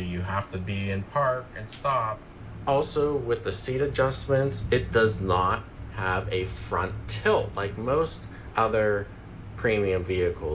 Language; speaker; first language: English; native; English